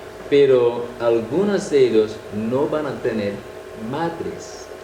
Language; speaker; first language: Spanish; non-native, fluent; English